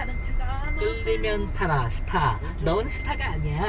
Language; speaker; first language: Korean; native; Korean